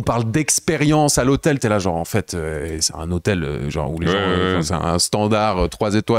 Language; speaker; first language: French; native; French